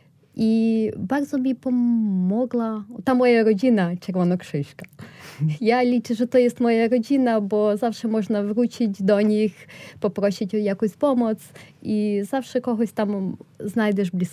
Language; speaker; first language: Polish; non-native, fluent; Ukrainian